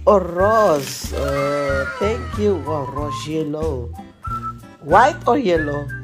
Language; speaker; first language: English; non-native, learner; Indonesian